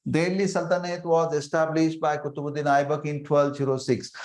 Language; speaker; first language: English; non-native, local second language; Marathi